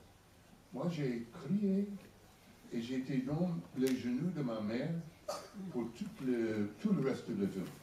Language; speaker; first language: French; non-native, learner; English